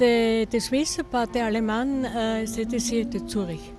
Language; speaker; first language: Spanish; non-native, fluent; German